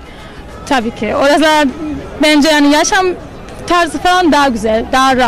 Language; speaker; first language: Turkish; early bilingual, heritage; Turkish